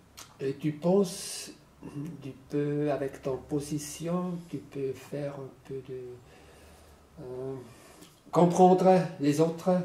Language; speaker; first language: French; non-native, learner; German